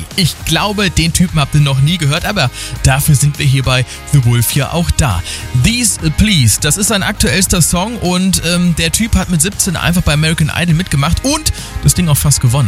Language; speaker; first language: German; native; German